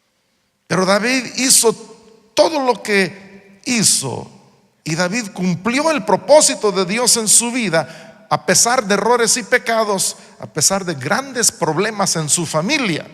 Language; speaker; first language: Spanish; non-native, local second language; English